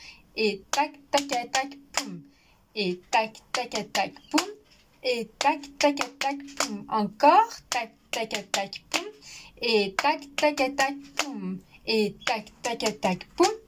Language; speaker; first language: French; native; French